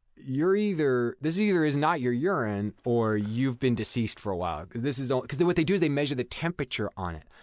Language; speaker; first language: English; native; English